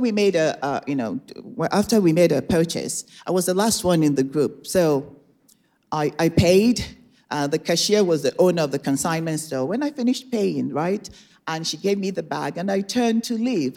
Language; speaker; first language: English; non-native, local second language; Igbo